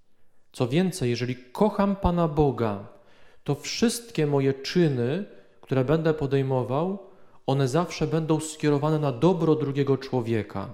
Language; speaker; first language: Polish; native; Polish